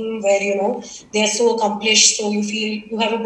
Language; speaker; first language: English; non-native, local second language; Gujarati